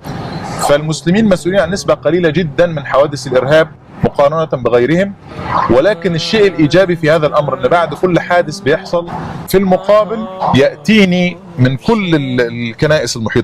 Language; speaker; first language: Arabic; native; Arabic